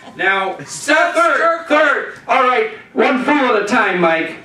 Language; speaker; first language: English; native; English